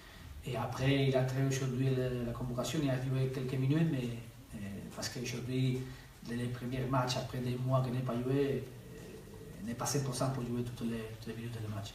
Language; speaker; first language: French; non-native, learner; Spanish